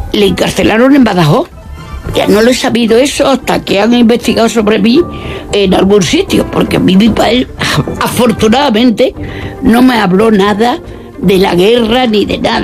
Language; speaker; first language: Spanish; native; Spanish